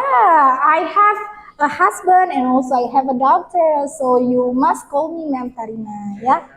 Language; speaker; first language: English; non-native, fluent; Indonesian